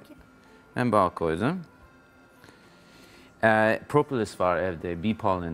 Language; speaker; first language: Turkish; non-native, learner; English